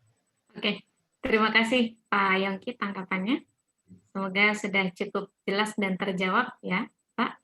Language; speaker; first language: Indonesian; native; Indonesian